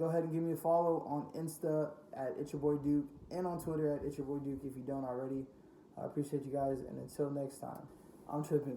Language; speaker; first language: English; native; English